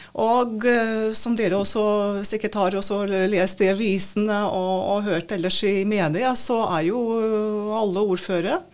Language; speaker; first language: Norwegian; non-native, fluent; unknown